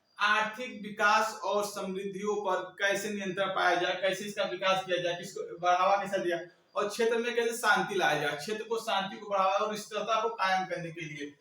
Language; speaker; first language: Hindi; native; Hindi